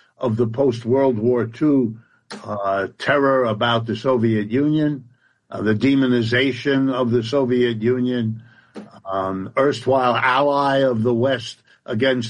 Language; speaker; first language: English; early bilingual, other home language; German